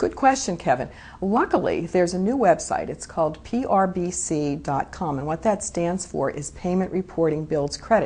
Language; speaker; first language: English; native; English